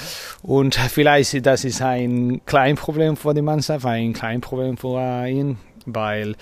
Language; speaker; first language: German; non-native, learner; Spanish